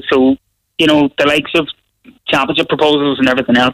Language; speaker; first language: English; native; English